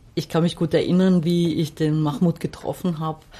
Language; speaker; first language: German; non-native, fluent; Arabic